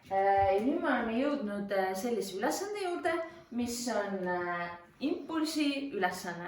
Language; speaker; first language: Estonian; native; Estonian